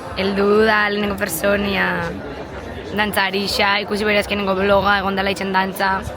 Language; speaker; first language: Basque; native; Basque